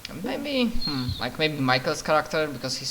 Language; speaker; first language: English; non-native, fluent; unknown